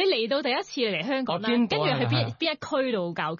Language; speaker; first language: Cantonese; native; Cantonese